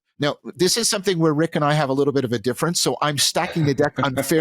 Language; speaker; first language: English; native; English